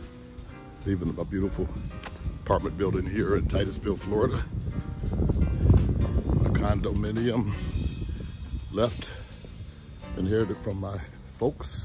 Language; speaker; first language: English; native; English